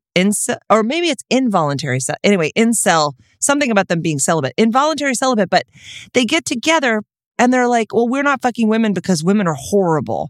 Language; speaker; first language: English; native; English